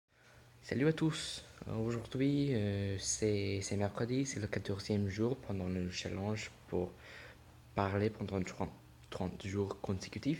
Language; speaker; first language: French; non-native, learner; English